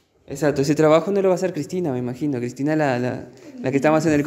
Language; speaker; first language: Spanish; native; Spanish